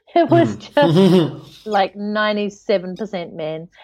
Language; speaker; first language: English; native; English